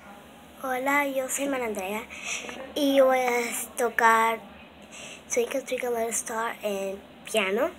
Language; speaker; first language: Spanish; early bilingual, heritage; Spanish